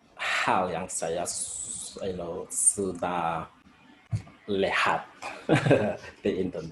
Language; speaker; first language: Indonesian; non-native, fluent; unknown